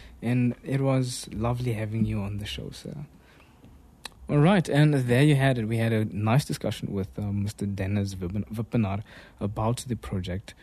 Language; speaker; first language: English; non-native, local second language; Afrikaans